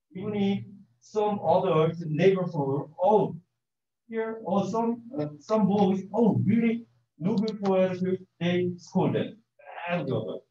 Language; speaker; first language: English; non-native, learner; Korean